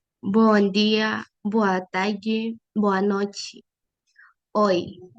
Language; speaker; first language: Portuguese; non-native, learner; Spanish